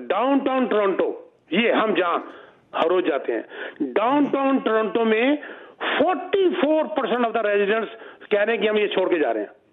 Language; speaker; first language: Hindi; native; Hindi